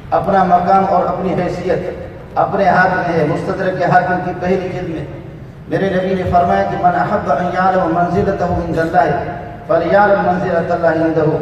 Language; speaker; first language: Urdu; non-native, local second language; Brahui